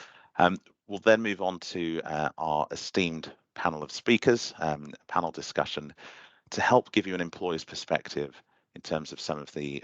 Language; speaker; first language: English; native; English